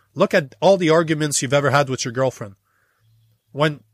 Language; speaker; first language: English; native; English